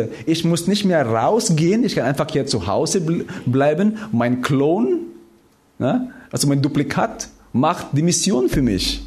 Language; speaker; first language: German; non-native, fluent; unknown